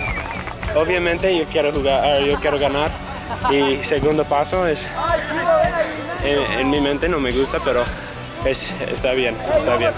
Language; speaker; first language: Spanish; non-native, learner; English